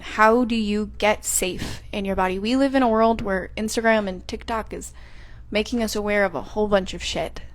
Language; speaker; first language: English; native; English